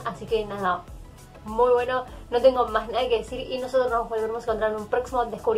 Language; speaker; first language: Spanish; native; Spanish